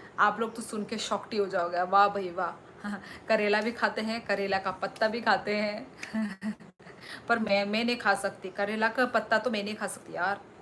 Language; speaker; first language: Hindi; non-native, local second language; Kok Borok